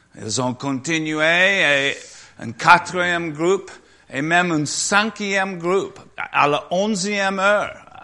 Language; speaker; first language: French; non-native, learner; English